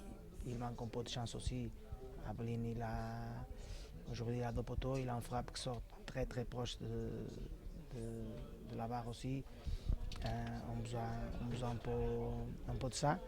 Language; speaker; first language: French; non-native, fluent; Portuguese